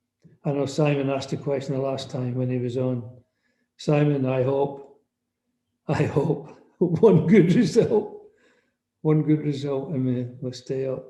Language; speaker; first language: English; native; English